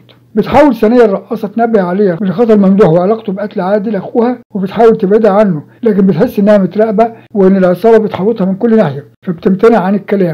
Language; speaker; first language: Arabic; native; Arabic